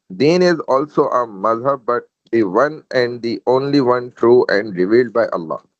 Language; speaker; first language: English; non-native, local second language; Urdu